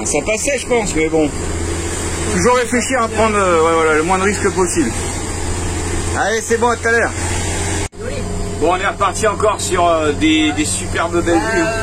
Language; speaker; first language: French; native; French